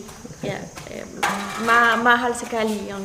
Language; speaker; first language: Indonesian; non-native, learner; French